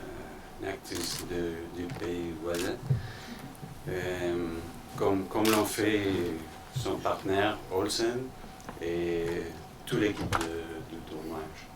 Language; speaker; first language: French; non-native, fluent; Danish